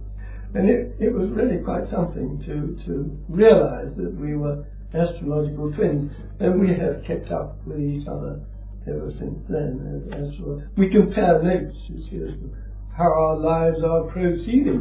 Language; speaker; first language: English; native; English